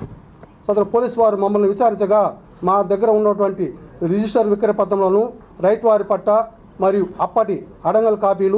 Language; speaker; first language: Telugu; native; Telugu